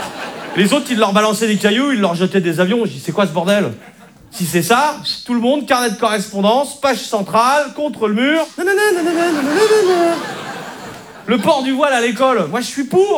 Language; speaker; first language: French; native; French